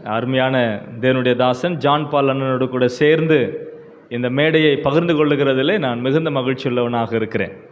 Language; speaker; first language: Tamil; non-native, local second language; Telugu